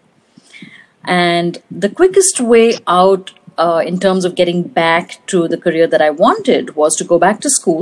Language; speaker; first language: English; non-native, local second language; Hindi